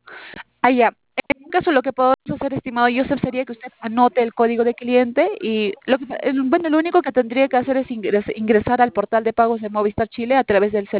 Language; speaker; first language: Spanish; native; Spanish